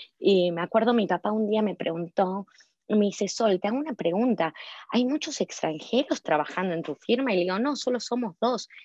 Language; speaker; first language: Spanish; native; Spanish